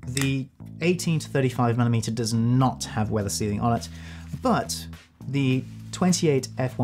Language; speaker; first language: English; native; English